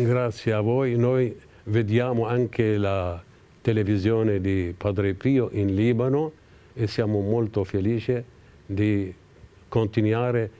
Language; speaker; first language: Italian; non-native, fluent; Arabic